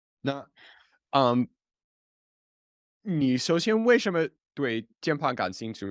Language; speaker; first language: Chinese; non-native, fluent; English